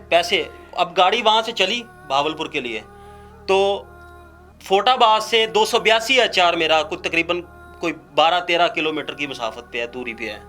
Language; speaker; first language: Urdu; non-native, local second language; Punjabi